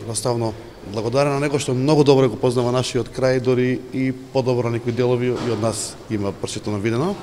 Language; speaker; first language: Macedonian; native; Macedonian